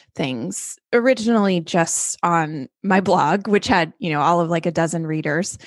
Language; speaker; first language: English; native; English